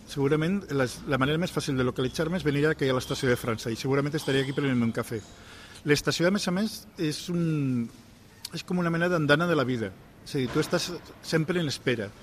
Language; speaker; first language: Catalan; non-native, local second language; Spanish